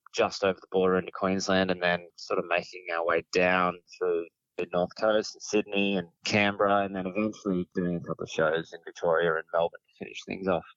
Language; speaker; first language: English; native; English